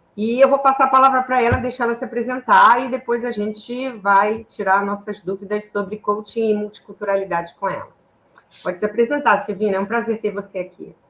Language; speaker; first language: Portuguese; native; Portuguese